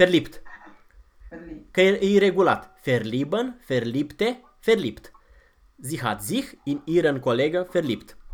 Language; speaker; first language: German; non-native, fluent; Romanian